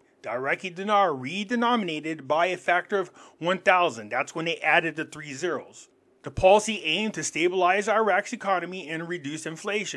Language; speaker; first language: English; native; English